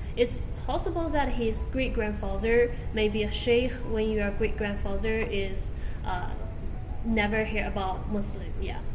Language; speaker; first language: English; non-native, learner; Chinese